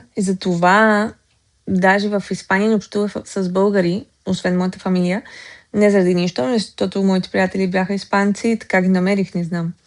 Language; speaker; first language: Bulgarian; early bilingual, heritage; Bulgarian